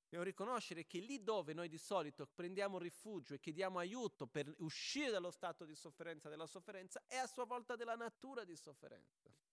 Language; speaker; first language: Italian; non-native, fluent; Portuguese